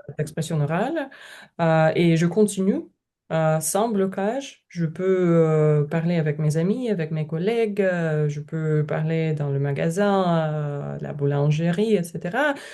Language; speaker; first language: French; non-native, learner; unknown